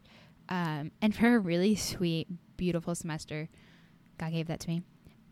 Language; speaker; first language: English; native; English